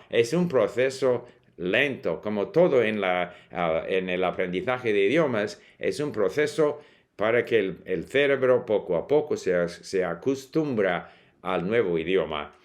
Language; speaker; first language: Spanish; non-native, fluent; English